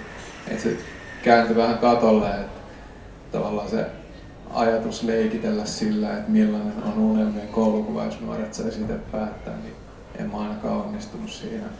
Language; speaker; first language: Finnish; native; Finnish